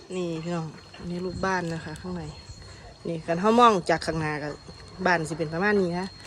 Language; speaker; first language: Thai; native; Thai